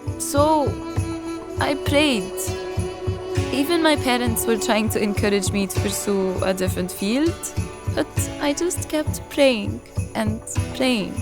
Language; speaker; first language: English; non-native, fluent; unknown